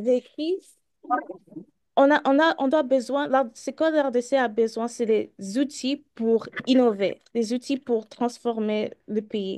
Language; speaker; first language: French; early bilingual, heritage; French